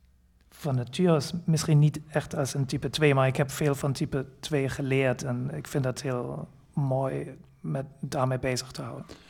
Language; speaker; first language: Dutch; non-native, fluent; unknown